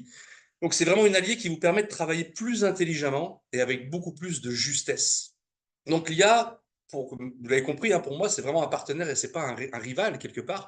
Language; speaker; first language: French; native; French